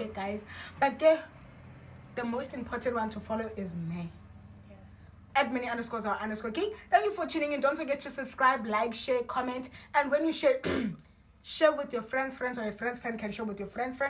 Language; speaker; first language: English; non-native, local second language; Xhosa